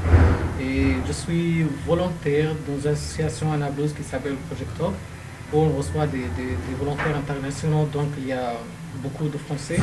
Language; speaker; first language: French; non-native, fluent; Arabic